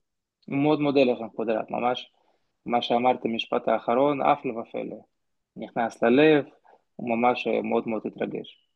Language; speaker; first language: Hebrew; non-native, fluent; Russian